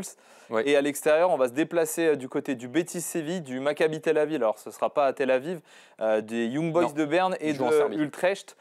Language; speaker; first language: French; native; French